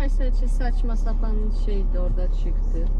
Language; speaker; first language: Turkish; non-native, fluent; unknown